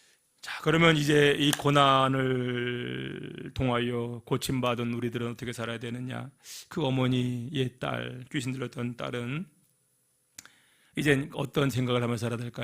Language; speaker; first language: Korean; native; Korean